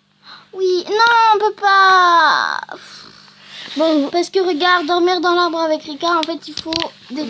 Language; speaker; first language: French; native; French